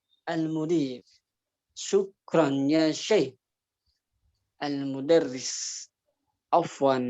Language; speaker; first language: Arabic; non-native, fluent; Indonesian